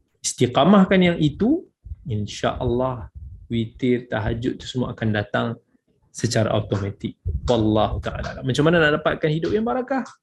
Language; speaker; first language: Malay; native; Malay